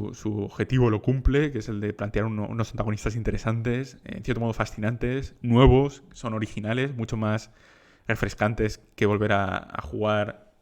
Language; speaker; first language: Spanish; native; Spanish